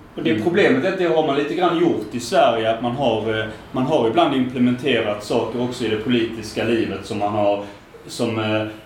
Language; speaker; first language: Swedish; native; Swedish